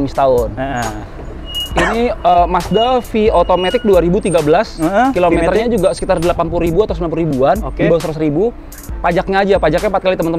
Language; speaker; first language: Indonesian; native; Indonesian